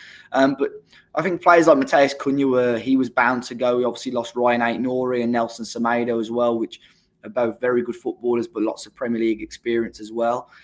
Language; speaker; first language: English; native; English